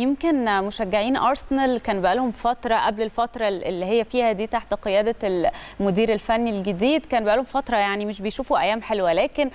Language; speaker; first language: Arabic; native; Arabic